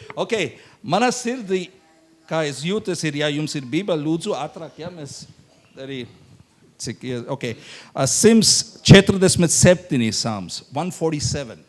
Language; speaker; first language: Latvian; non-native, learner; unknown